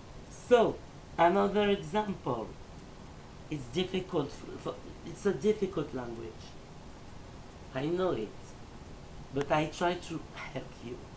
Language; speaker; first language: English; non-native, learner; French